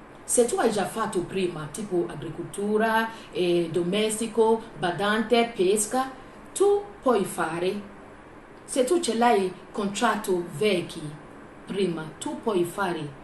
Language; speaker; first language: Italian; non-native, learner; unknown